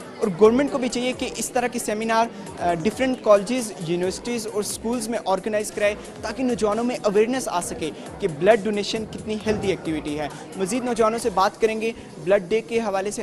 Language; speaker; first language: Urdu; native; Urdu